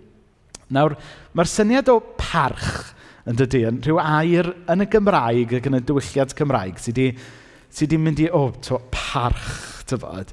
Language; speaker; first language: Welsh; native; Welsh